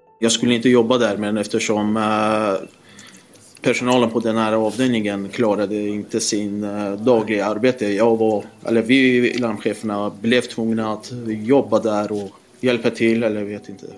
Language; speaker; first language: Swedish; non-native, fluent; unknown